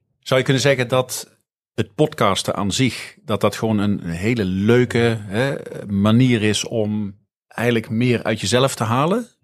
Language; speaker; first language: Dutch; native; Dutch